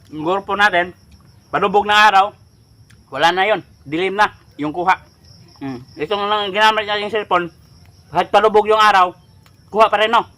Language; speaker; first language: Filipino; non-native, local second language; Cebuano